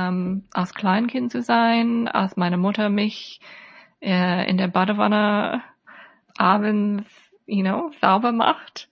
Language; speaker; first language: German; non-native, fluent; English